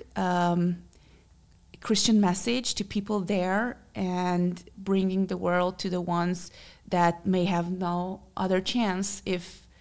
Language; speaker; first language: English; non-native, fluent; Hungarian